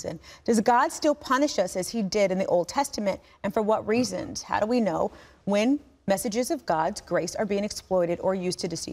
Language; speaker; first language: English; native; English